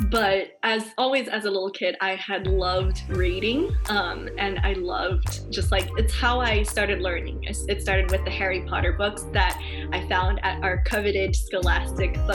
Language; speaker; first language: English; non-native, fluent; Chinese